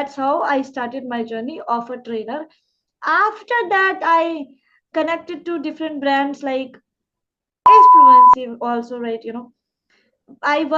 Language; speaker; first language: English; non-native, local second language; Hindi